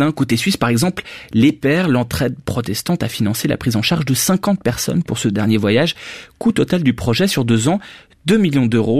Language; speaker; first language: French; native; French